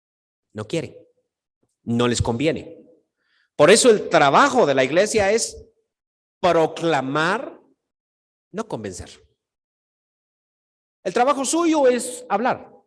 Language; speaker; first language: Spanish; native; Spanish